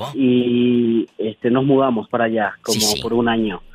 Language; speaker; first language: Spanish; native; Spanish